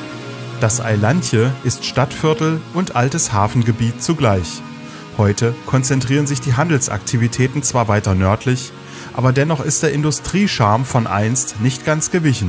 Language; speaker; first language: German; native; German